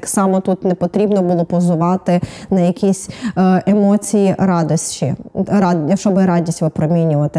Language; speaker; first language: Ukrainian; native; Ukrainian